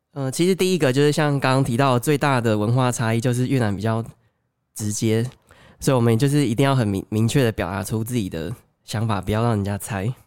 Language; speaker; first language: Chinese; native; Chinese